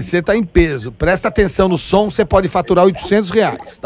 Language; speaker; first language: Portuguese; native; Portuguese